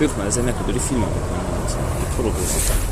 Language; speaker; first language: Persian; native; Persian